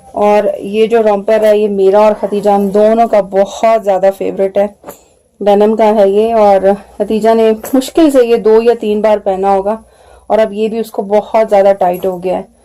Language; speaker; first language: Urdu; native; Urdu